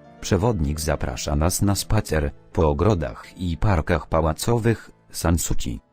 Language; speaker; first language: Polish; native; Polish